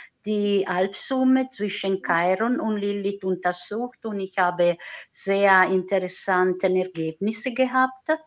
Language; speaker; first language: German; non-native, fluent; Italian